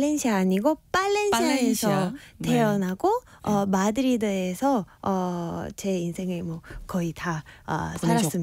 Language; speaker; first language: Korean; non-native, fluent; Spanish